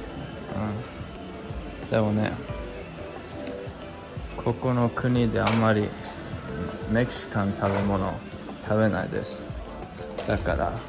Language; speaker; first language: Japanese; non-native, learner; English